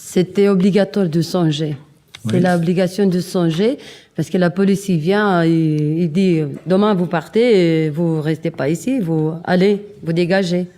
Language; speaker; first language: French; non-native, learner; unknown